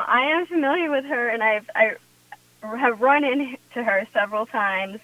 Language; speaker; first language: English; native; English